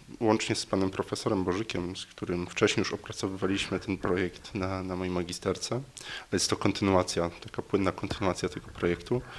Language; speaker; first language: Polish; native; Polish